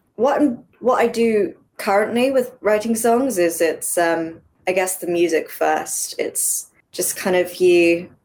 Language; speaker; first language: English; native; English